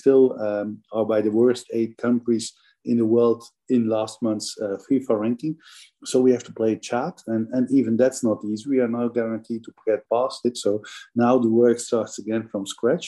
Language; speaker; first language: English; non-native, fluent; Dutch